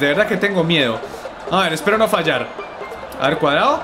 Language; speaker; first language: Spanish; native; Spanish